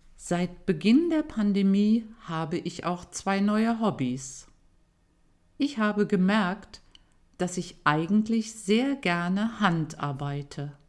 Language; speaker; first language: German; native; German